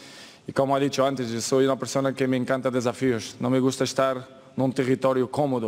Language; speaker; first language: Spanish; non-native, fluent; Portuguese